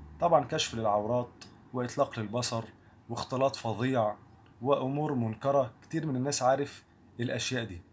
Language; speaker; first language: Arabic; native; Arabic